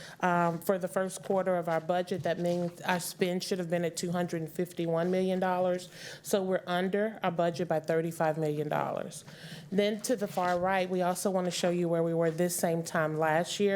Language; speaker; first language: English; native; English